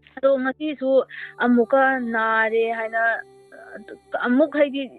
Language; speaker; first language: Manipuri; native; Manipuri